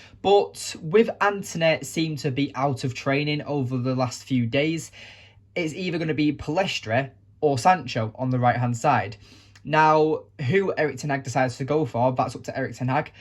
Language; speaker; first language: English; native; English